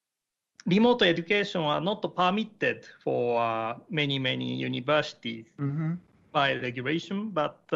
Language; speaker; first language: English; non-native, learner; Japanese